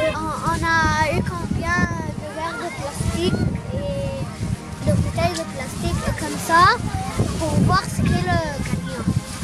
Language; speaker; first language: French; non-native, learner; Arabic